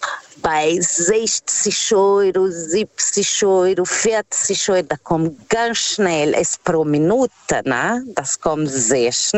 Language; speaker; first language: German; non-native, fluent; Portuguese